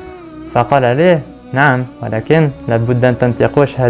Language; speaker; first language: Arabic; non-native, learner; French